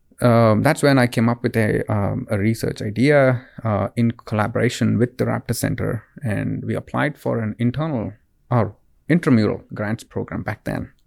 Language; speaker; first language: English; non-native, local second language; Kannada